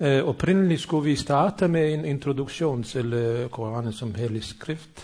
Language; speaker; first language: Swedish; non-native, fluent; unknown